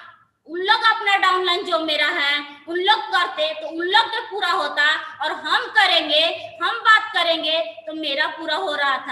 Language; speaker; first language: Hindi; non-native, local second language; Bhojpuri